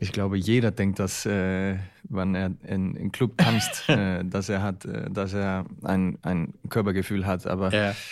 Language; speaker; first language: German; non-native, learner; Icelandic